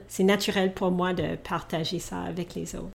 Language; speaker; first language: French; non-native, local second language; English